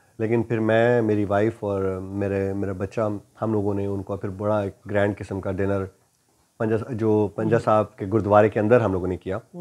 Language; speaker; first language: Urdu; non-native, local second language; Punjabi